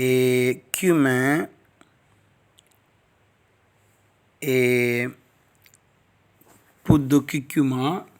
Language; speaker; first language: French; non-native, learner; Tamil